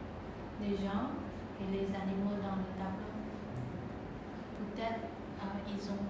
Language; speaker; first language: French; non-native, learner; Khmer